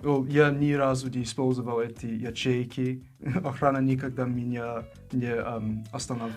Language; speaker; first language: Russian; non-native, fluent; English